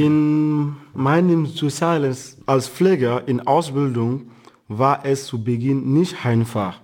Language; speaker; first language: German; non-native, fluent; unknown